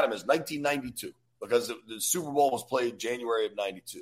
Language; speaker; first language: English; native; English